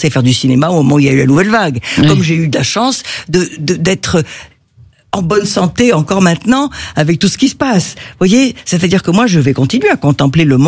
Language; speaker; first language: French; native; French